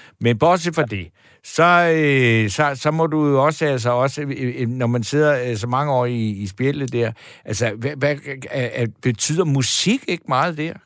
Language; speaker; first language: Danish; native; Danish